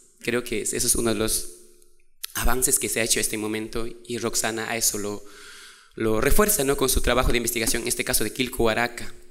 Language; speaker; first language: Spanish; non-native, local second language; Quechua